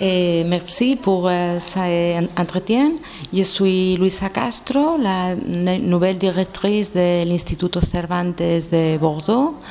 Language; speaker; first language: French; non-native, learner; Spanish